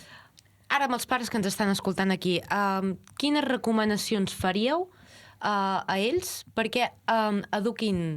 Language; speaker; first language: Catalan; native; Catalan